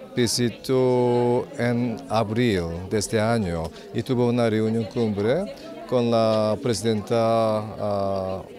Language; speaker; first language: Spanish; non-native, fluent; Korean